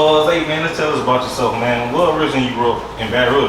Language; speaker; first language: English; native; English